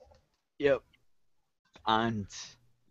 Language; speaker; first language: English; native; English